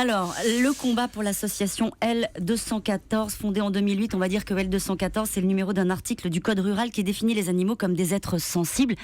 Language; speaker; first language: French; native; French